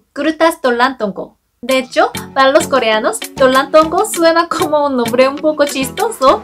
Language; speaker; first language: Spanish; non-native, fluent; Korean